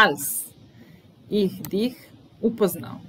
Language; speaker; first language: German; non-native, fluent; Serbian